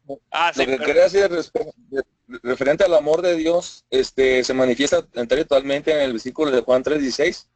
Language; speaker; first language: Spanish; native; Spanish